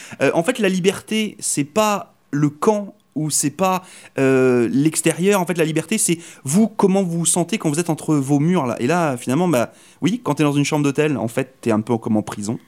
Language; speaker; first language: French; native; French